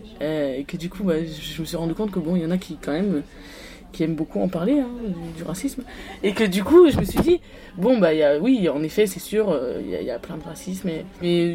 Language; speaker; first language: French; native; French